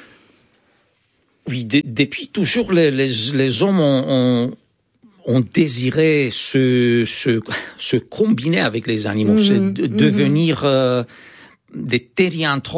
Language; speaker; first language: French; non-native, fluent; Romanian